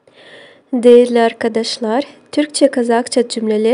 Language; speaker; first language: Turkish; non-native, fluent; Kazakh